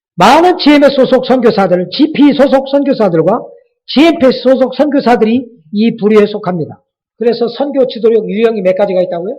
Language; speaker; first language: Korean; native; Korean